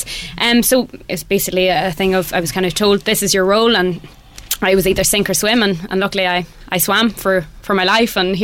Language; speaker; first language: English; native; English